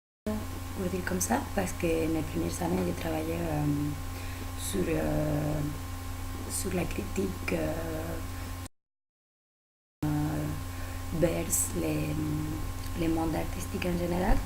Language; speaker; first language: French; non-native, learner; Spanish